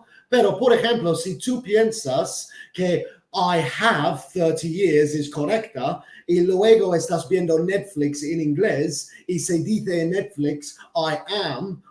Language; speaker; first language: Spanish; non-native, fluent; English